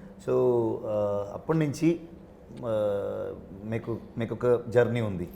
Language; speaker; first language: Telugu; non-native, learner; Kannada